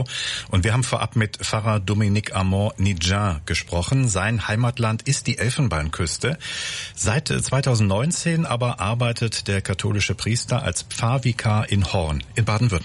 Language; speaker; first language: German; native; German